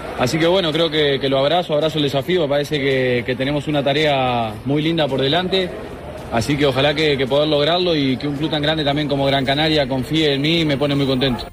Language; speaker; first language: Spanish; native; Spanish